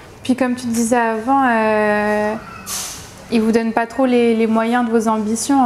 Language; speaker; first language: French; native; French